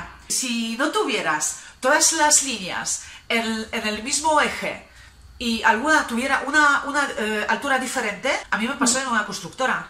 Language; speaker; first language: Spanish; non-native, fluent; Polish